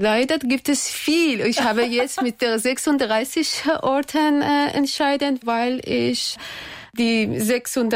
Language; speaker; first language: German; non-native, learner; Persian